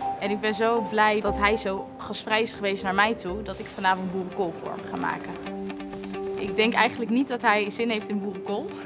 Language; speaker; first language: Dutch; native; Dutch